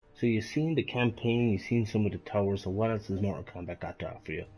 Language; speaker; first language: English; native; English